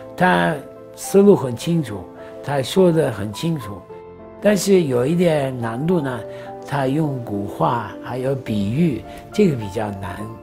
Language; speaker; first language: Chinese; non-native, fluent; Turkish